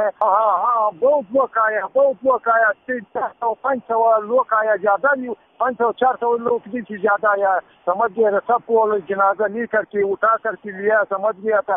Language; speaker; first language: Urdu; non-native, fluent; Pashto